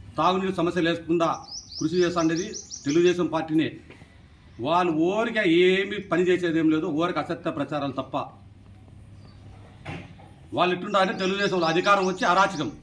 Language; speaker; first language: Telugu; native; Telugu